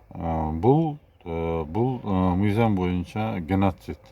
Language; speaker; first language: Russian; non-native, local second language; Kyrgyz